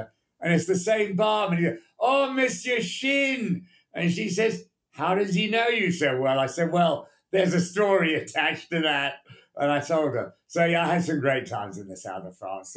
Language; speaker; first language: English; native; English